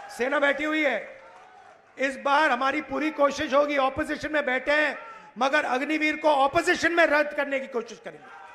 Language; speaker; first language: Hindi; native; Hindi